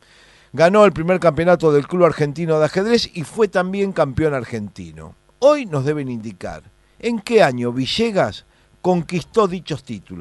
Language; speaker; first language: Spanish; native; Spanish